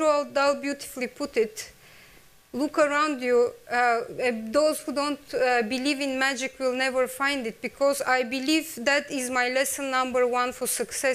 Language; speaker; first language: English; non-native, fluent; Turkish